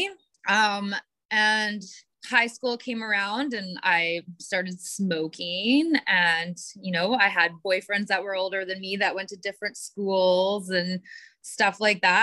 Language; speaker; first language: English; native; English